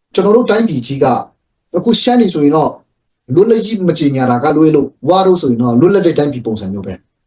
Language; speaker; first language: Burmese; non-native, local second language; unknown